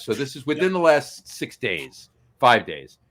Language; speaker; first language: English; native; English